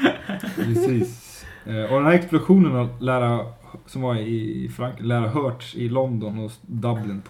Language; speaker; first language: Swedish; native; Swedish